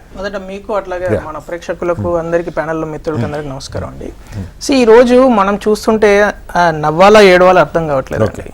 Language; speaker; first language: Telugu; native; Telugu